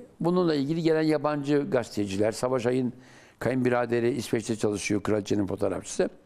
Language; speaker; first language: Turkish; native; Turkish